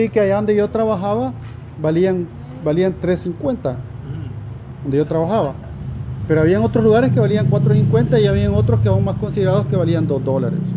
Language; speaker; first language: Spanish; native; Spanish